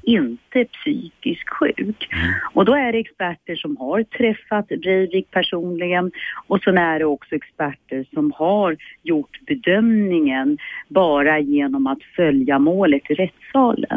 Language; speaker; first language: Swedish; native; Swedish